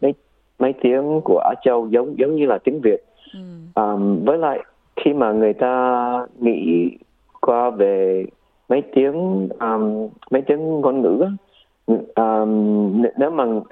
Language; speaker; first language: Vietnamese; early bilingual, heritage; Vietnamese